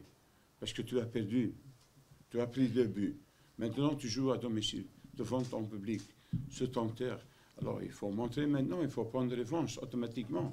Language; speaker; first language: French; non-native, learner; Dutch